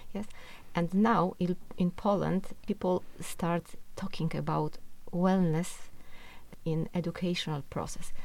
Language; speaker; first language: English; non-native, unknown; Polish